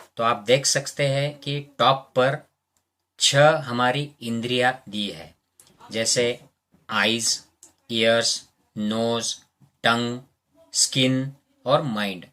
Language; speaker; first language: Hindi; non-native, local second language; Marathi